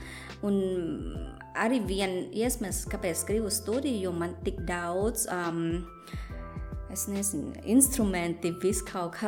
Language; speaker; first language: Latvian; non-native, fluent; Thai